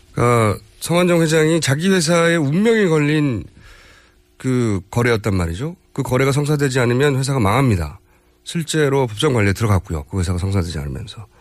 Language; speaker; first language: Korean; native; Korean